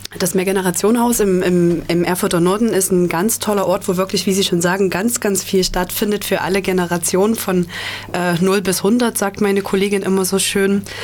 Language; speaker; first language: German; native; German